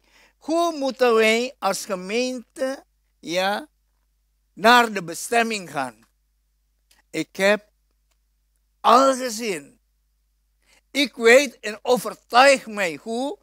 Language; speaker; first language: Dutch; non-native, fluent; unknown